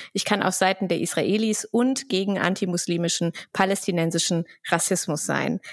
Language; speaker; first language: German; native; German